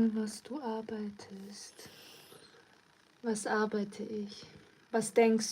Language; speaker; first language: German; early bilingual, other home language; Turkish